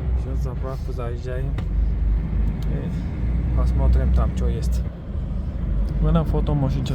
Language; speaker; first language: Russian; non-native, learner; Uzbek